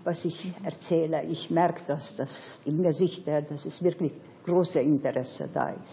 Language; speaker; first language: German; non-native, fluent; Hungarian